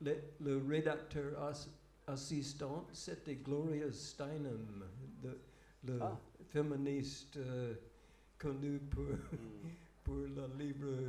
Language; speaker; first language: French; non-native, fluent; English